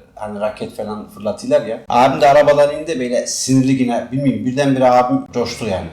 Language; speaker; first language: Turkish; early bilingual, heritage; Turkish